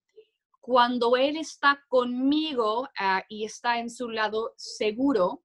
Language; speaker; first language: Spanish; non-native, fluent; English